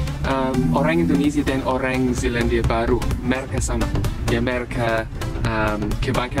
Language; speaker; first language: Indonesian; non-native, learner; English